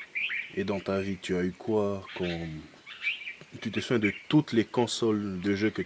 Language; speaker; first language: French; native; French